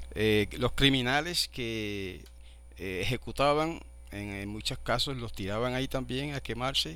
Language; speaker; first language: Spanish; native; Spanish